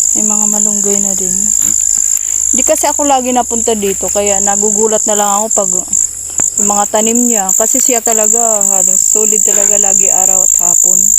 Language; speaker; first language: Filipino; native; Filipino